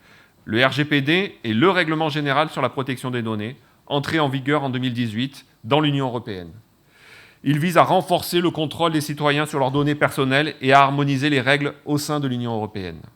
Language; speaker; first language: French; native; French